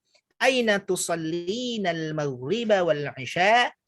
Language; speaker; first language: Arabic; non-native, fluent; Indonesian